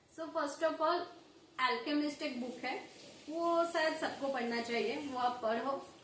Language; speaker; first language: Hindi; non-native, local second language; Odia